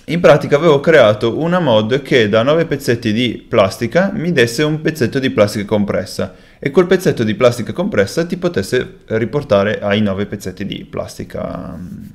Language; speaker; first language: Italian; native; Italian